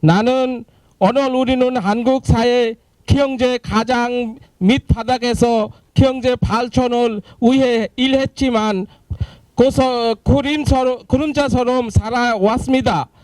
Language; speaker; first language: Korean; non-native, learner; Bangla